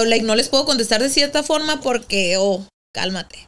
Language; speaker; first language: Spanish; early bilingual, other home language; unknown